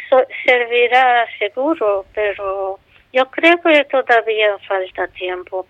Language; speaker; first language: Spanish; non-native, fluent; Arabic